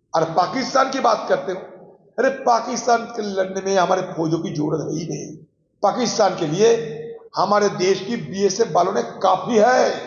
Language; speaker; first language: Hindi; non-native, local second language; Bangla